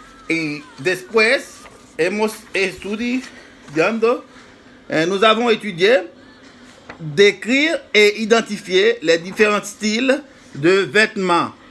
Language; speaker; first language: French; non-native, fluent; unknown